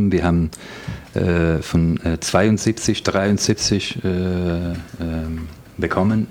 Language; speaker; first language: German; non-native, fluent; Italian